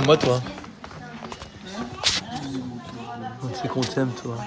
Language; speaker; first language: French; native; French